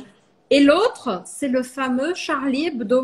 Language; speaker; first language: French; non-native, fluent; Portuguese